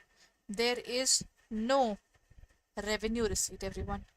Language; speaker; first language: English; non-native, local second language; Hindi